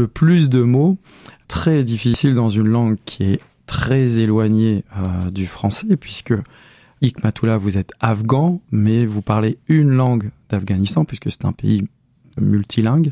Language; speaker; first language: French; native; French